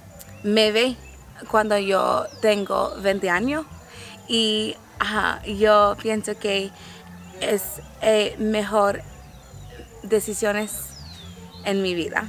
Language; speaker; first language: Spanish; non-native, learner; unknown